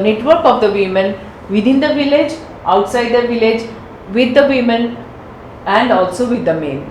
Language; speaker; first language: English; non-native, local second language; Bangla